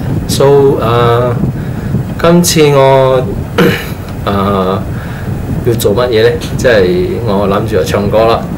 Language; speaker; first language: Cantonese; non-native, fluent; Min Nan Chinese